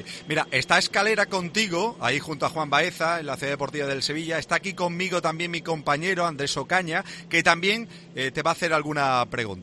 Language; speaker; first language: Spanish; native; Spanish